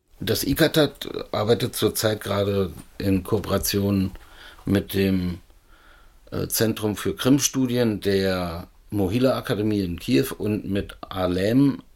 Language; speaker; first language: German; native; German